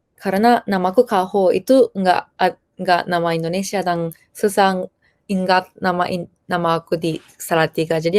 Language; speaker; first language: Indonesian; non-native, fluent; Japanese